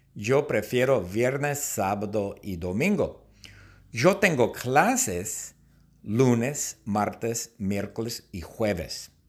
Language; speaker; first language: Spanish; non-native, fluent; English